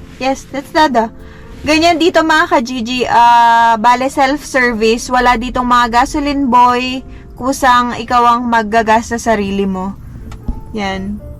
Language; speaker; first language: Filipino; native; Filipino